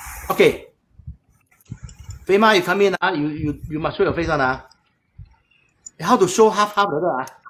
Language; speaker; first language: English; non-native, local second language; Chinese